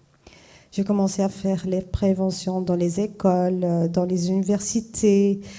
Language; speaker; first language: French; non-native, fluent; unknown